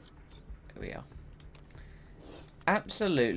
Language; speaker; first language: English; native; English